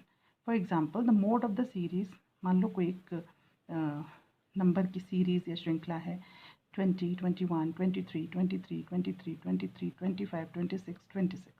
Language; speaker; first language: Hindi; native; Hindi